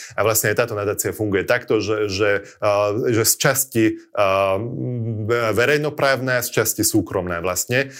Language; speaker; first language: Slovak; non-native, local second language; Hungarian